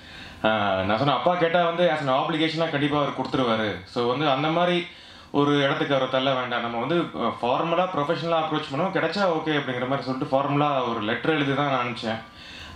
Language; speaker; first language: Tamil; native; Tamil